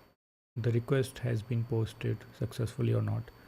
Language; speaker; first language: English; non-native, local second language; Hindi